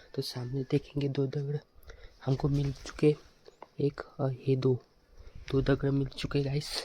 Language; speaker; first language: Hindi; non-native, local second language; Marathi